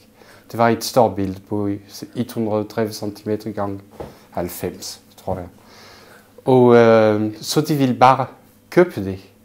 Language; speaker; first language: Danish; non-native, local second language; Kalaallisut